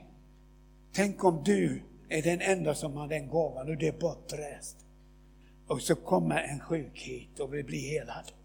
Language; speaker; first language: Swedish; non-native, fluent; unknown